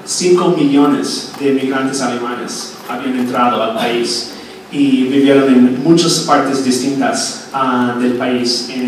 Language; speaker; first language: Spanish; non-native, fluent; English